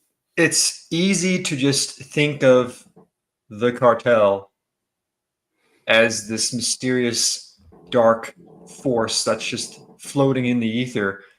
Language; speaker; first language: English; native; English